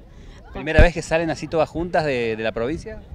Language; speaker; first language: Spanish; native; Spanish